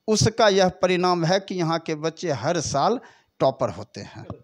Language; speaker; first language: Hindi; native; Hindi